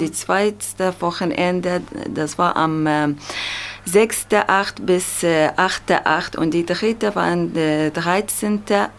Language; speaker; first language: German; non-native, learner; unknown